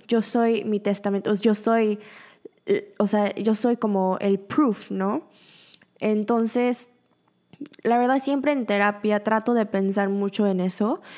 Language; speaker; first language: Spanish; early bilingual, other home language; Korean